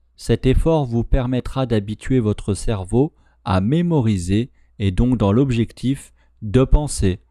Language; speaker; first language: French; native; French